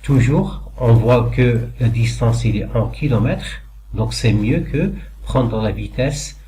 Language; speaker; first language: French; non-native, local second language; Arabic